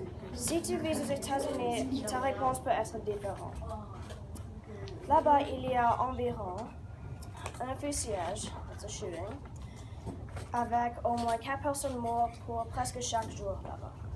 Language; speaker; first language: French; non-native, learner; English